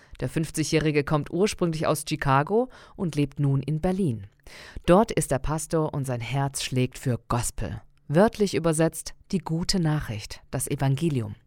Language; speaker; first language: German; native; German